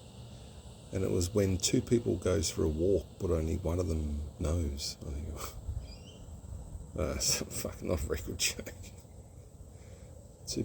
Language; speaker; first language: English; native; English